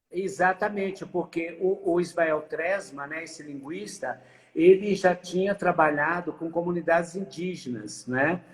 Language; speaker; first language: Portuguese; native; Portuguese